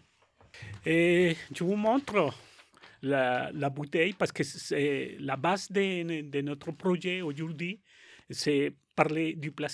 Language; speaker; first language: French; non-native, learner; Spanish